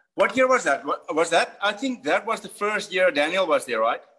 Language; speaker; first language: English; native; English